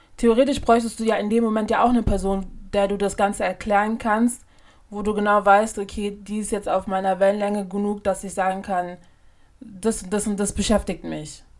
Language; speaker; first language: German; early bilingual, other home language; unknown